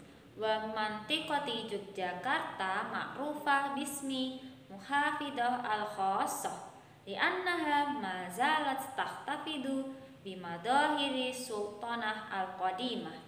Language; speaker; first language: Arabic; non-native, fluent; Indonesian